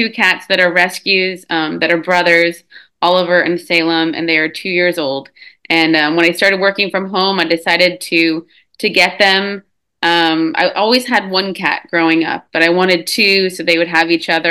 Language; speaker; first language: English; native; English